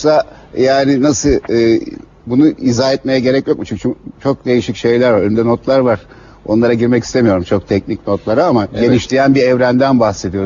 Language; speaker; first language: Turkish; native; Turkish